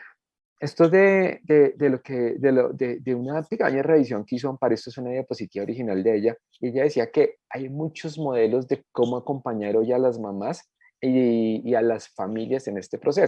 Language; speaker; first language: Spanish; native; Spanish